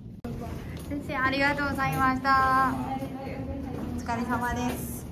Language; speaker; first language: Japanese; non-native, learner; Filipino